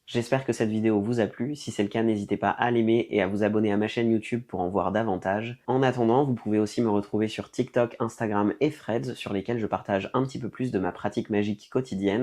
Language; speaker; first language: French; native; French